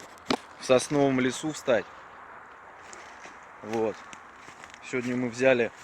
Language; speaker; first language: Russian; native; Russian